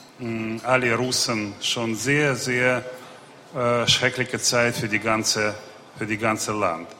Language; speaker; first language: German; non-native, fluent; Russian